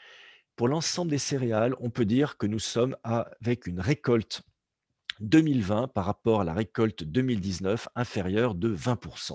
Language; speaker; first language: French; native; French